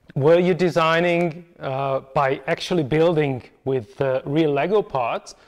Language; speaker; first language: English; non-native, fluent; Hungarian